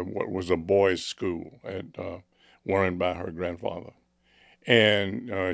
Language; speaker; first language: English; native; English